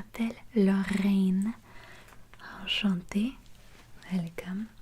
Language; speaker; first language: French; non-native, learner; English